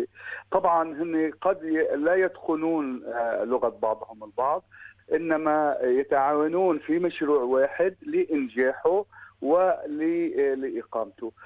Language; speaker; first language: Arabic; native; Arabic